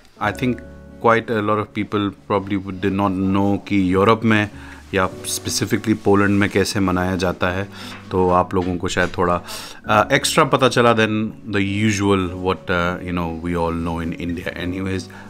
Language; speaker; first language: English; non-native, local second language; Hindi